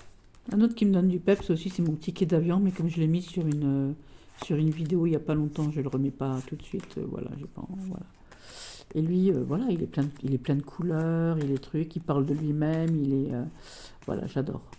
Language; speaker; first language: French; native; French